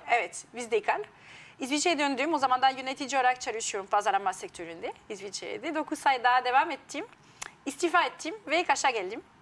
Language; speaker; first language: Turkish; non-native, fluent; French